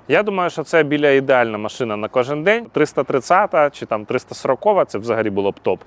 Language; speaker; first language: Ukrainian; non-native, local second language; Russian